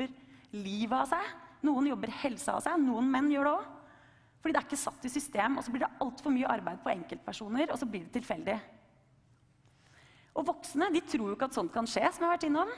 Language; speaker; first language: Norwegian; native; Norwegian